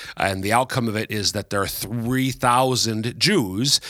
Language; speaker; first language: English; native; English